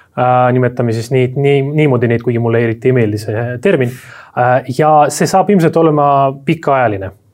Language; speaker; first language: Estonian; non-native, local second language; Russian